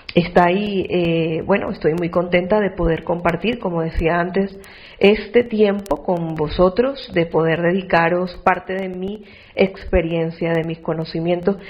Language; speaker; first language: Spanish; native; Spanish